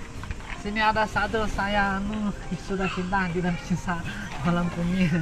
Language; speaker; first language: Indonesian; non-native, learner; Chinese